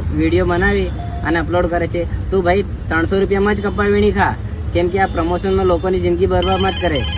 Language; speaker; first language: Gujarati; non-native, local second language; Bhili